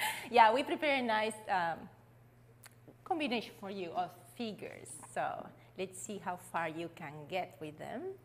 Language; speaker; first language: English; non-native, fluent; Spanish